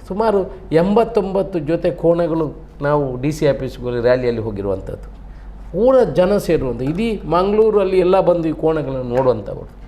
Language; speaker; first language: Kannada; non-native, local second language; Tulu